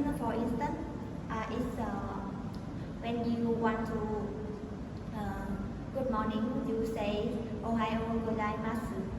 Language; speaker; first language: English; non-native, learner; Vietnamese